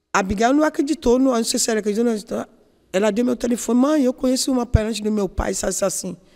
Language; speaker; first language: Portuguese; non-native, learner; Yoruba